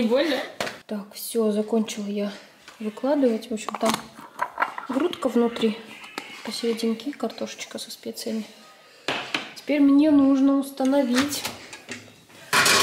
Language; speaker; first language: Russian; native; Russian